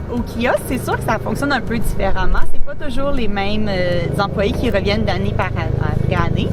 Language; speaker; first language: French; native; French